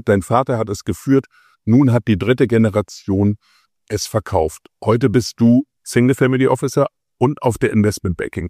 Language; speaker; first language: German; native; German